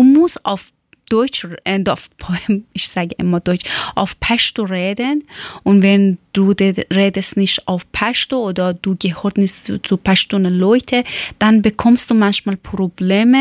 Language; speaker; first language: German; non-native, learner; Persian